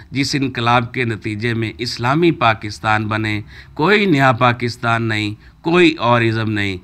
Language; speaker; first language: Urdu; non-native, local second language; Punjabi